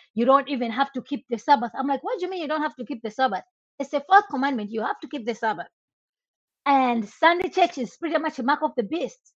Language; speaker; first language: English; non-native, local second language; Nyanja